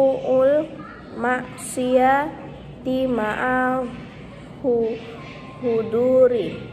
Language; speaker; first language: Arabic; non-native, learner; Indonesian